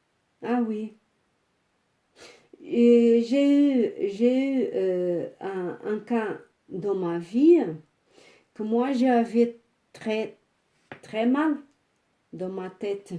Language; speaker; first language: French; non-native, fluent; Portuguese